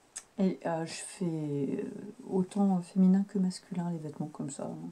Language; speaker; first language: French; native; French